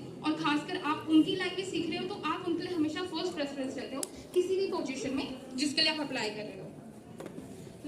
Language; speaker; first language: Hindi; native; Hindi